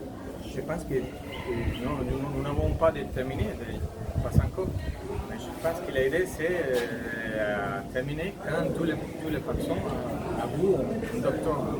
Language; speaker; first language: French; non-native, learner; Spanish